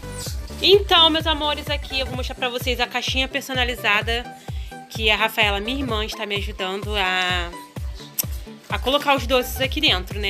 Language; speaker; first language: Portuguese; native; Portuguese